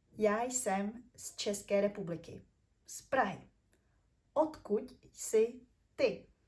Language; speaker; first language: Czech; native; Czech